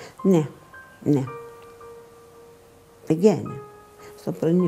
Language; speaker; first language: Greek; non-native, learner; Bulgarian